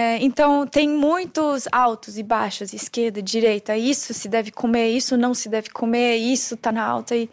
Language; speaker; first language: Portuguese; non-native, fluent; German